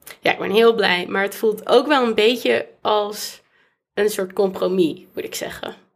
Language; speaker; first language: Dutch; native; Dutch